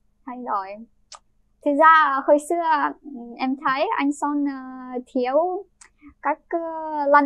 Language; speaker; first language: Vietnamese; non-native, fluent; Ukrainian